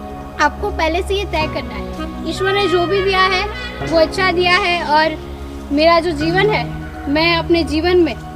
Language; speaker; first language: Hindi; non-native, local second language; Gujarati